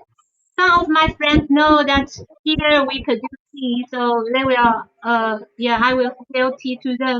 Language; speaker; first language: English; non-native, fluent; Chinese